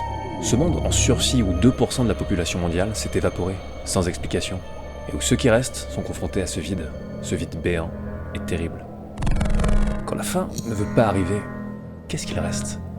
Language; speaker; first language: French; native; French